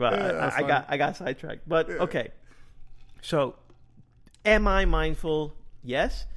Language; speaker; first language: English; native; English